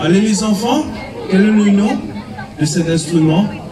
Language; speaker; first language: French; non-native, local second language; Morisyen